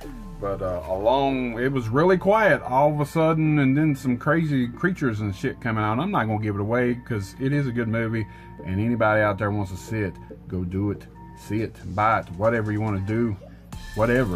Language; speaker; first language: English; native; English